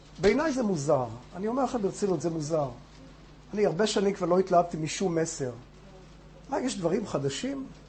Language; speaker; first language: Hebrew; non-native, fluent; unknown